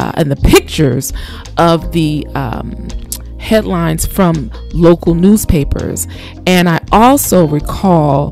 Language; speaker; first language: English; native; English